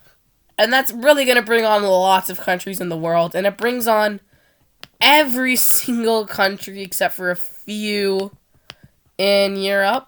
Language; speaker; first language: English; non-native, fluent; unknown